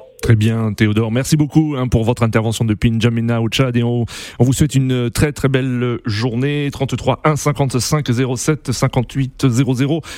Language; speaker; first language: French; native; French